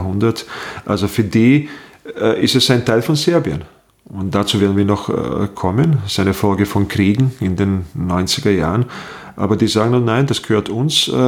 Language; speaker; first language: German; non-native, fluent; Bosnian